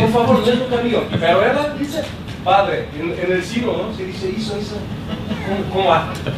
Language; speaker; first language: Spanish; non-native, learner; Portuguese